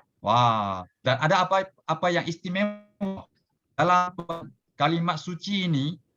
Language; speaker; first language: Malay; non-native, local second language; Chinese